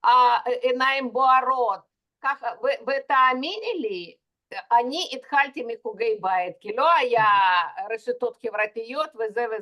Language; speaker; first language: Hebrew; non-native, fluent; Russian